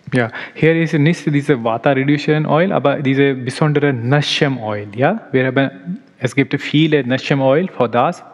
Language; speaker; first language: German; non-native, learner; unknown